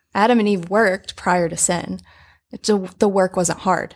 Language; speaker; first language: English; native; English